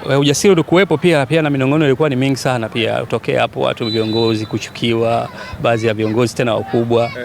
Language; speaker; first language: Swahili; native; Swahili